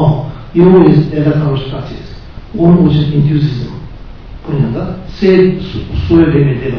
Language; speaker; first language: Russian; non-native, learner; Tibetan